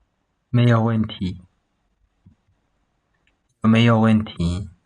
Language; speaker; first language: Chinese; non-native, fluent; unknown